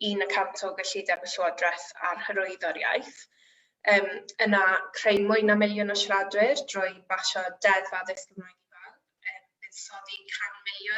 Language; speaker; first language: Welsh; native; Welsh